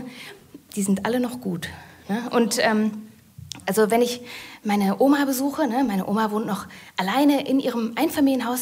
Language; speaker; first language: German; native; German